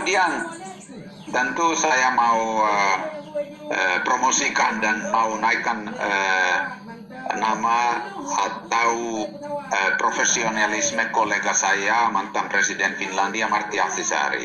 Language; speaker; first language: Indonesian; non-native, fluent; Finnish